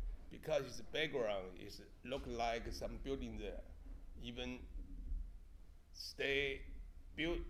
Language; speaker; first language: English; non-native, learner; Chinese